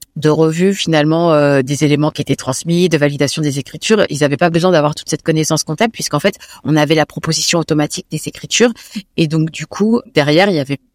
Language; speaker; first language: French; native; French